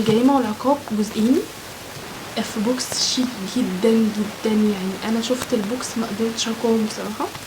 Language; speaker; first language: Arabic; native; Arabic